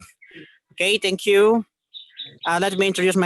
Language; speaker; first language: English; non-native, local second language; Indonesian